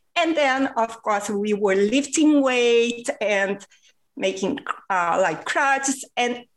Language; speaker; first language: English; non-native, fluent; Portuguese